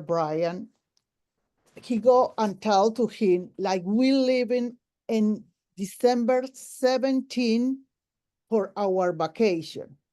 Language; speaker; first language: English; non-native, local second language; Spanish